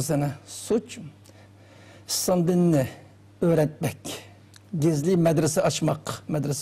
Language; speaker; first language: Turkish; non-native, learner; Uyghur